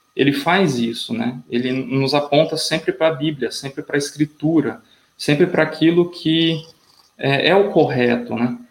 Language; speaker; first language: Portuguese; native; Portuguese